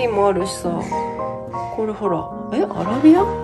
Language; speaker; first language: Japanese; native; Japanese